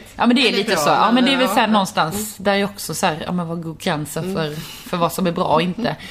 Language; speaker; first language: Swedish; native; Swedish